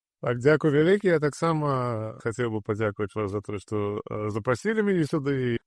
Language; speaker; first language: Belarusian; native; Belarusian